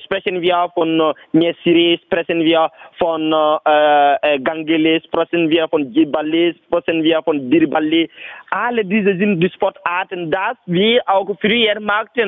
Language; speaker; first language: German; non-native, learner; Bambara